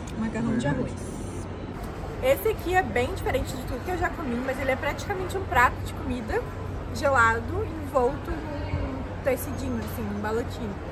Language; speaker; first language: Portuguese; native; Portuguese